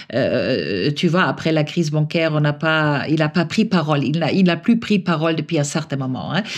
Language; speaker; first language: French; non-native, fluent; German